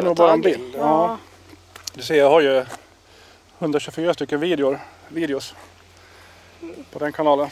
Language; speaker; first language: Swedish; native; Swedish